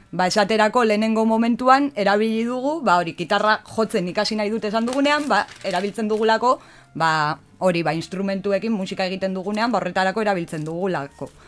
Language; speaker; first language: Basque; native; Basque